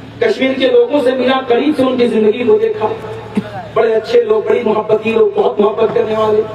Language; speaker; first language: Urdu; native; Urdu